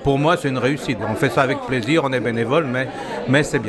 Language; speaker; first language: French; native; French